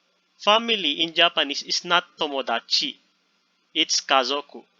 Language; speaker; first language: English; non-native, fluent; Filipino